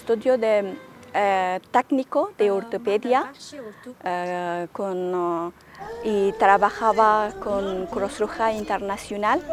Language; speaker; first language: Spanish; non-native, learner; Persian